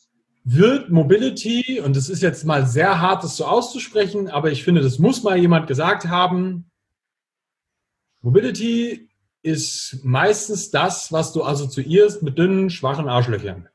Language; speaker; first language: German; native; German